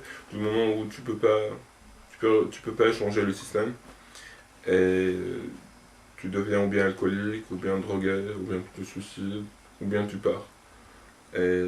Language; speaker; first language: French; non-native, local second language; Arabic